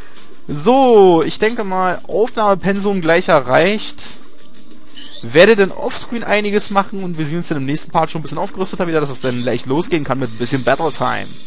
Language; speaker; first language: German; native; German